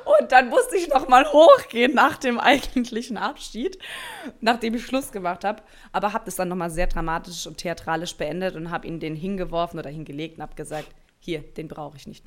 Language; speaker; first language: German; native; German